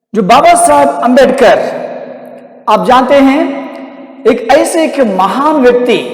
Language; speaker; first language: Hindi; non-native, local second language; Kannada